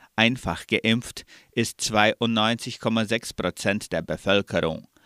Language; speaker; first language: German; early bilingual, heritage; German